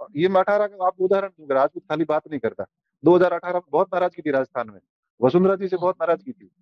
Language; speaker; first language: Hindi; native; Hindi